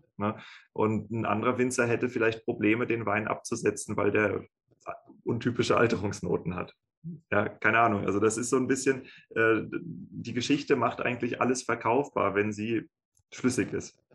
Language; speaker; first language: German; native; German